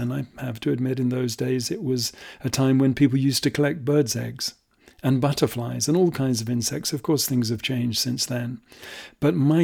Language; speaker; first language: English; native; English